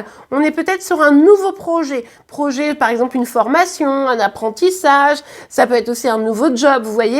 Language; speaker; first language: French; native; French